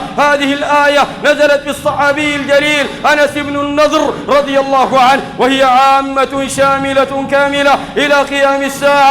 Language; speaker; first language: Arabic; native; Arabic